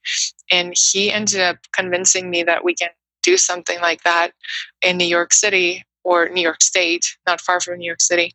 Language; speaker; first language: English; non-native, fluent; Russian